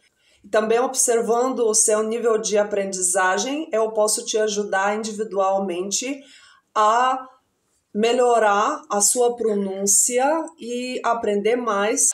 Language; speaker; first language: Portuguese; non-native, fluent; Bulgarian